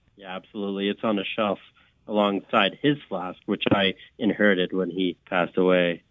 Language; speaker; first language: English; native; English